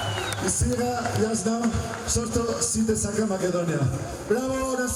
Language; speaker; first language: Macedonian; non-native, learner; Croatian